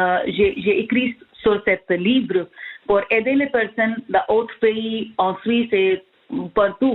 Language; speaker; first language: French; non-native, learner; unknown